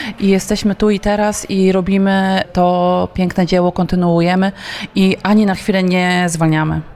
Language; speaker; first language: Polish; native; Polish